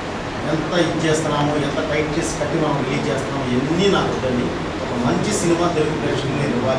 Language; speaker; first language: Telugu; native; Telugu